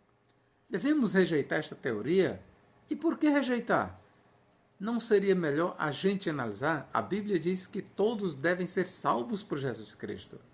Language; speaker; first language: Portuguese; native; Portuguese